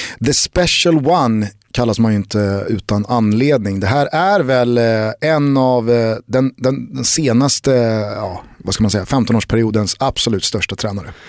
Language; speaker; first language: Swedish; native; Swedish